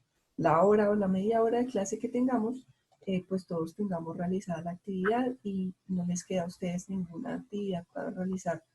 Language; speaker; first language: Spanish; native; Spanish